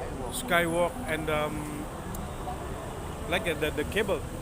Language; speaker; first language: English; non-native, learner; Thai